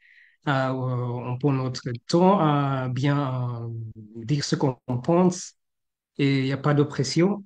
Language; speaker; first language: French; non-native, fluent; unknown